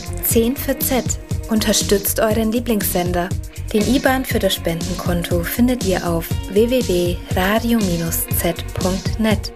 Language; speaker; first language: German; native; German